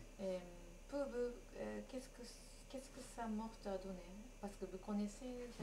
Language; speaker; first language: French; non-native, learner; Japanese